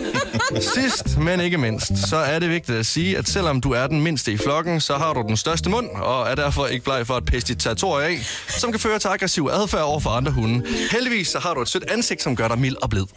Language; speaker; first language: Danish; native; Danish